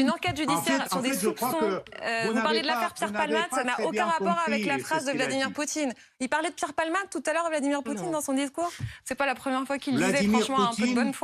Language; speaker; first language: French; native; French